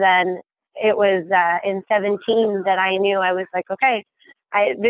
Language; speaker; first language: English; native; English